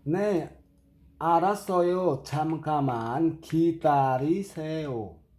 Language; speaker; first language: Korean; non-native, fluent; Indonesian